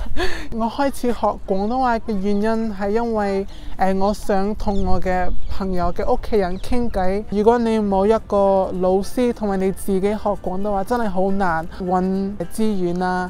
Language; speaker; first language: Cantonese; non-native, fluent; English